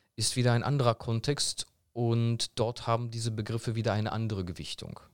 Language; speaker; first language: German; early bilingual, other home language; Polish